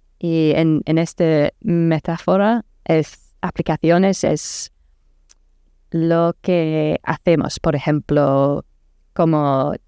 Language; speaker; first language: Spanish; non-native, learner; English